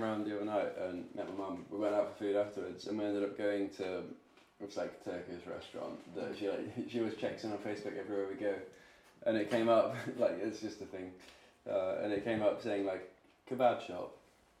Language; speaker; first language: English; native; English